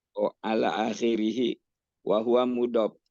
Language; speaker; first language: Arabic; non-native, learner; Indonesian